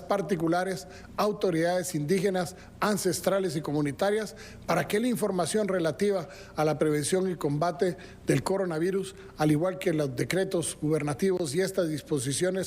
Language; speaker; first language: Spanish; native; Spanish